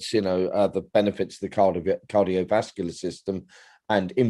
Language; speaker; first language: English; native; English